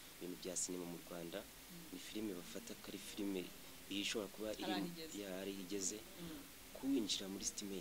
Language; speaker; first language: Kinyarwanda; native; Kinyarwanda